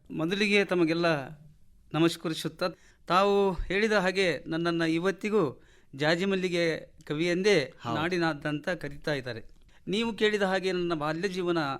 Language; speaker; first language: Kannada; native; Kannada